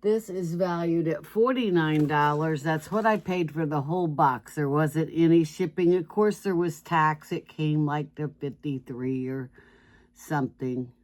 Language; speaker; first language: English; native; English